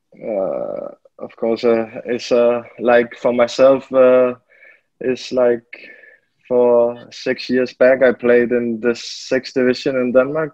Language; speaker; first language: English; non-native, fluent; Danish